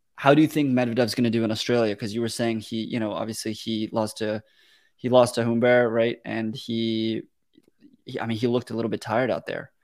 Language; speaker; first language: English; early bilingual, other home language; Russian